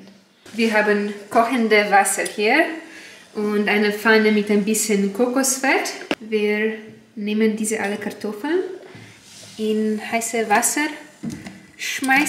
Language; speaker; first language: German; non-native, learner; Slovenian